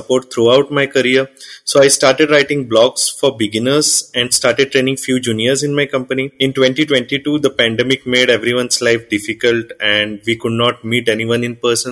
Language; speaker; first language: English; non-native, local second language; Konkani